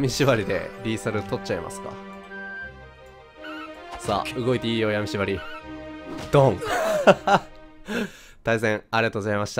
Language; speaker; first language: Japanese; native; Japanese